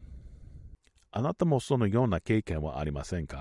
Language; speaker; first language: Japanese; non-native, learner; English